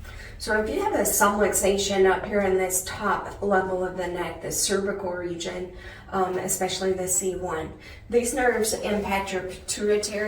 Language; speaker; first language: English; native; English